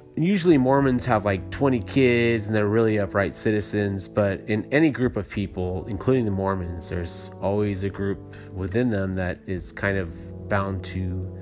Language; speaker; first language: English; native; English